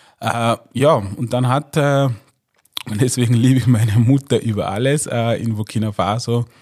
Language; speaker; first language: German; non-native, fluent; Mossi